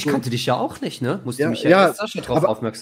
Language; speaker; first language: German; native; German